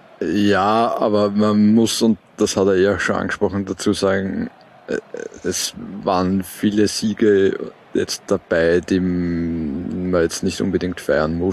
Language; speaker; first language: German; native; German